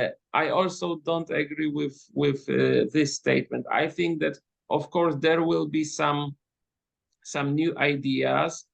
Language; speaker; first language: English; non-native, fluent; Polish